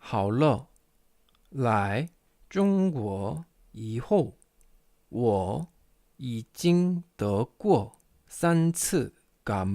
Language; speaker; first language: Chinese; non-native, fluent; Korean